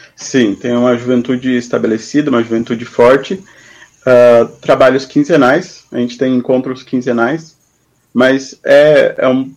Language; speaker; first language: Portuguese; native; Portuguese